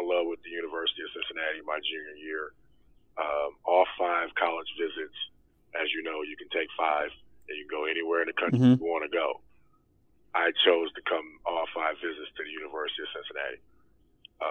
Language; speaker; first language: English; native; English